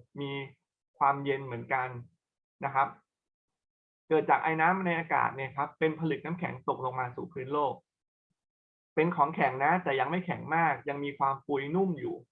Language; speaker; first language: Thai; native; Thai